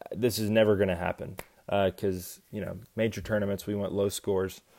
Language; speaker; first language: English; native; English